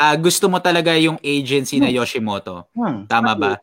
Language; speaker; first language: Filipino; native; Filipino